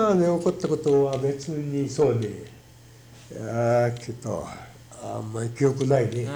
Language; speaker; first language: Japanese; native; Japanese